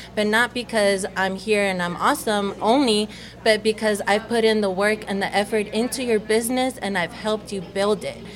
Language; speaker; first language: English; early bilingual, other home language; Spanish